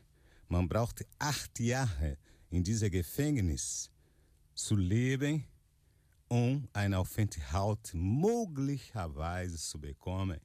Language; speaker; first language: German; non-native, fluent; Portuguese